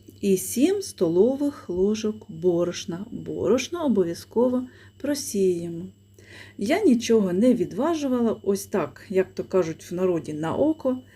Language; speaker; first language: Ukrainian; native; Ukrainian